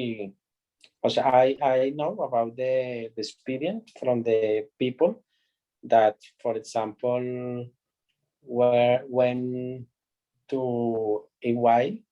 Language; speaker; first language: English; non-native, learner; Spanish